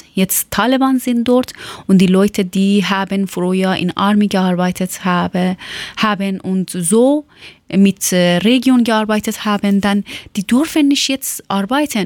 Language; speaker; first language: German; non-native, fluent; Persian